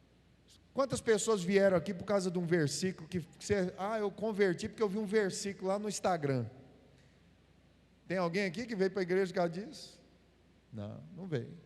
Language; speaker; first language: Portuguese; native; Portuguese